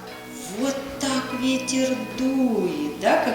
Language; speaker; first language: Russian; native; Russian